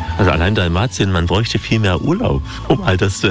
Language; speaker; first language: German; native; German